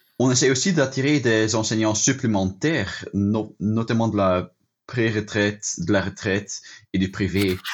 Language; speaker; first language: French; non-native, local second language; Dutch